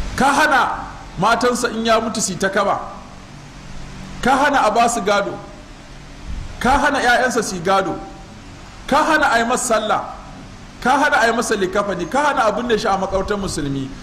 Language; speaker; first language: Hausa; native; Hausa